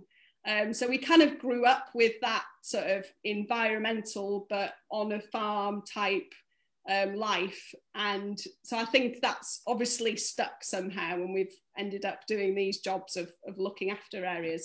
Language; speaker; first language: English; native; English